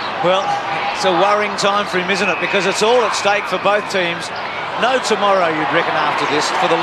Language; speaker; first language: English; native; English